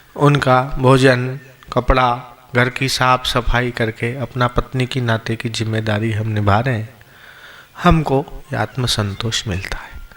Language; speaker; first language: Hindi; non-native, local second language; Sindhi